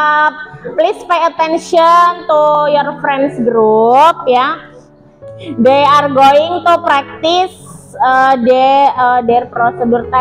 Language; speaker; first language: English; non-native, learner; Indonesian